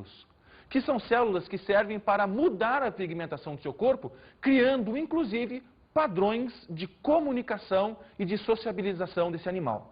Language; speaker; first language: Portuguese; native; Portuguese